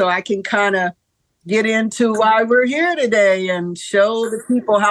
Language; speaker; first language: English; native; English